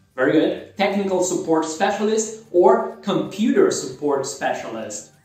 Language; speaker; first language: English; non-native, fluent; Portuguese